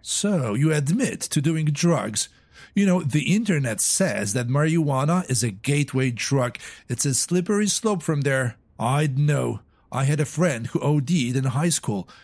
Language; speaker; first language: English; non-native, fluent; Polish